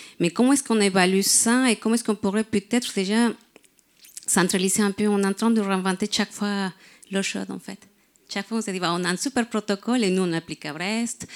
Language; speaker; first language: French; non-native, fluent; Spanish